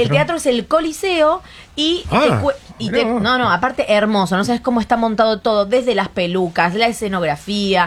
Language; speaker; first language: Spanish; native; Spanish